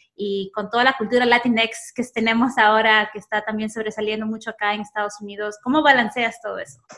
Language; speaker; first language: Spanish; early bilingual, other home language; English